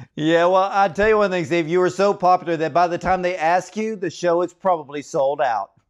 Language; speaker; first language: English; native; English